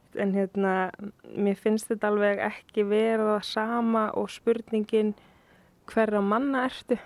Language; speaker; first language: Icelandic; native; Icelandic